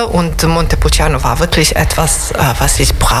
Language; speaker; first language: German; non-native, fluent; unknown